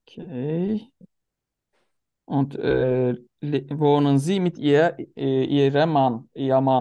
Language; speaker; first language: German; non-native, learner; Turkish